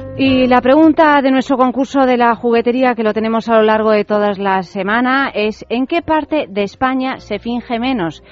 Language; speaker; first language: Spanish; native; Spanish